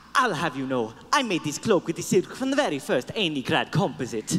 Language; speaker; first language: English; native; English